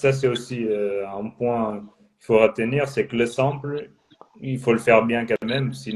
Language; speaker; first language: French; non-native, fluent; Portuguese